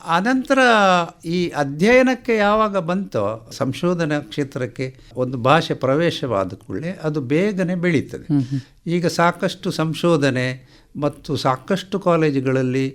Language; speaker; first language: Kannada; non-native, local second language; Konkani